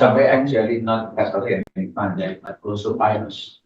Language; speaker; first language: English; non-native, learner; Indonesian